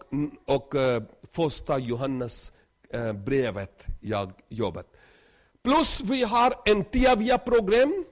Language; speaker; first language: Swedish; non-native, learner; Urdu